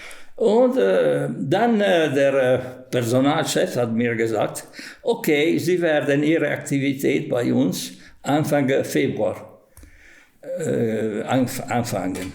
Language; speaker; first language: German; non-native, fluent; Italian